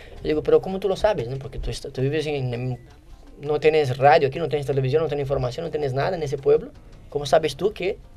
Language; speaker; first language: Spanish; non-native, fluent; Portuguese